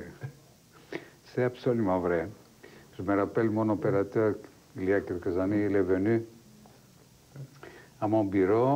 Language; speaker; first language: French; non-native, fluent; Greek